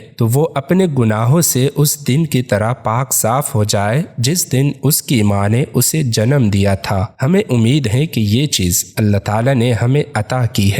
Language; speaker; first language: Urdu; native; Urdu